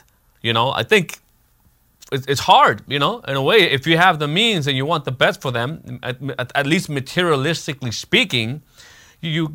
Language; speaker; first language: English; early bilingual, other home language; Spanish